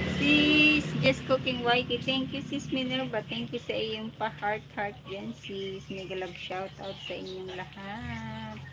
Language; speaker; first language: Filipino; non-native, local second language; Bikol